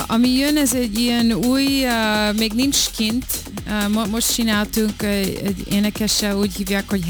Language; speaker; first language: Hungarian; early bilingual, heritage; Hungarian